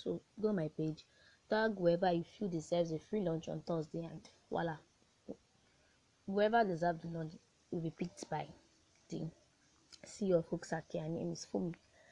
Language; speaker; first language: English; non-native, local second language; Yoruba